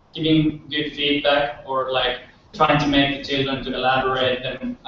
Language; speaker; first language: English; non-native, fluent; Finnish